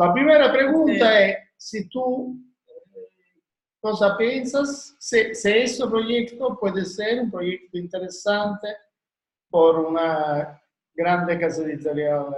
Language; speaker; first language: Spanish; non-native, learner; Italian